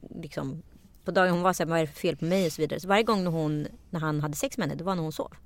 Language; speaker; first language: Swedish; native; Swedish